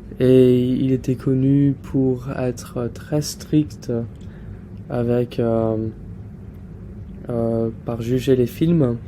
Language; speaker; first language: French; non-native, learner; English